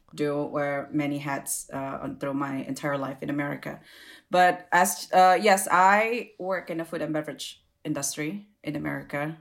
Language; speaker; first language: English; non-native, fluent; Indonesian